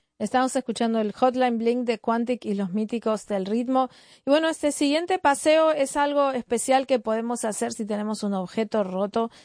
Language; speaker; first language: Spanish; native; Spanish